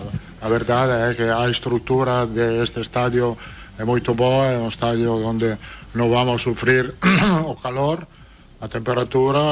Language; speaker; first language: Portuguese; non-native, fluent; Italian